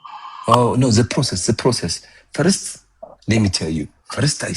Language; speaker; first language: English; non-native, fluent; Amharic